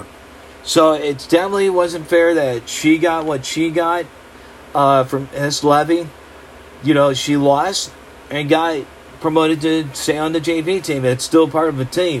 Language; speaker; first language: English; native; English